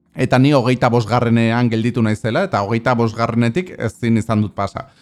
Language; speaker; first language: Basque; native; Basque